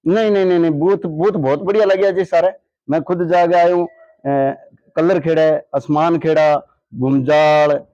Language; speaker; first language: Hindi; native; Hindi